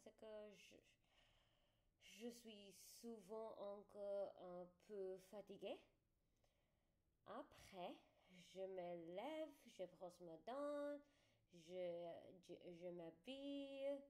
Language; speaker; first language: French; non-native, learner; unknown